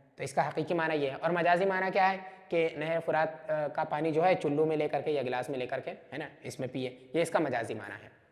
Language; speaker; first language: Urdu; native; Urdu